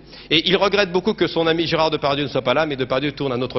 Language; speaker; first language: French; native; French